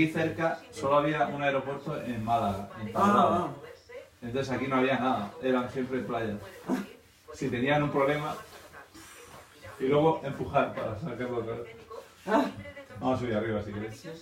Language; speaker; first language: Spanish; native; Spanish